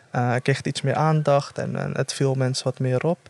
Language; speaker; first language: Dutch; native; Dutch